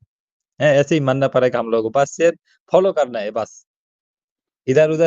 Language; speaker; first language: Hindi; non-native, learner; Bangla